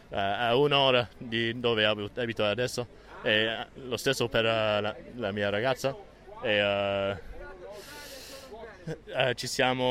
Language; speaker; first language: Italian; non-native, learner; English